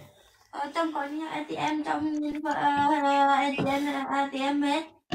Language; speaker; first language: Vietnamese; non-native, learner; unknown